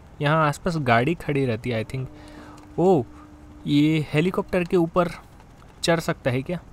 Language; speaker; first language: Hindi; native; Hindi